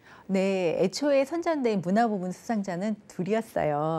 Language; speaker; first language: Korean; native; Korean